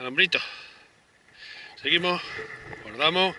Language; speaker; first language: Spanish; native; Spanish